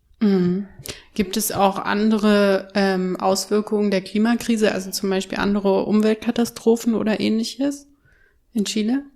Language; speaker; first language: German; native; German